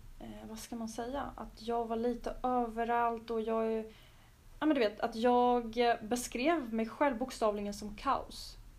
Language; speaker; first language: Swedish; early bilingual, other home language; Azerbaijani